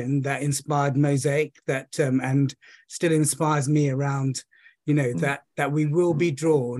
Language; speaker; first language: English; native; English